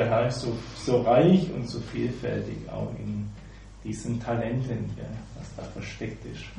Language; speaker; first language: German; native; German